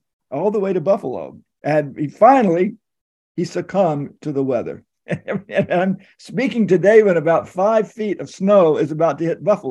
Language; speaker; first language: English; native; English